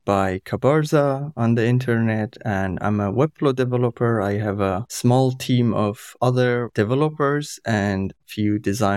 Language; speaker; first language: English; non-native, fluent; Kurdish